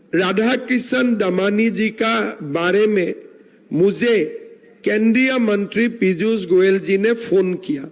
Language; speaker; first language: Hindi; non-native, local second language; Assamese